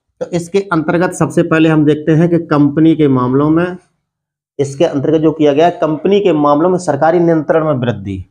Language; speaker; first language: Hindi; native; Hindi